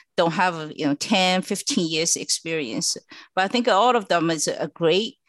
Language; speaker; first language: English; non-native, fluent; Chinese